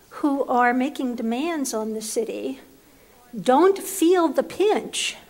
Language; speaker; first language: English; native; English